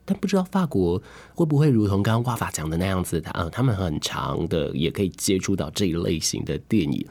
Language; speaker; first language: Chinese; native; Chinese